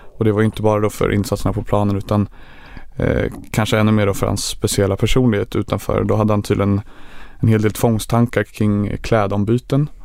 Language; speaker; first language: Swedish; native; Swedish